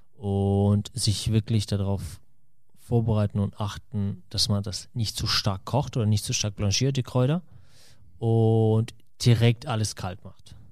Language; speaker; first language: German; non-native, fluent; Russian